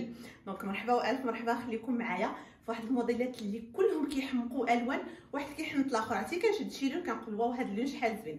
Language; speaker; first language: Arabic; native; Arabic